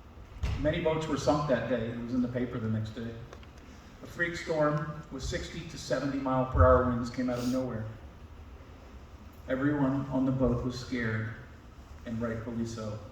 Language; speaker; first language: English; native; English